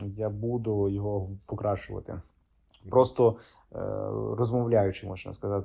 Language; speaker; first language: Ukrainian; non-native, fluent; Italian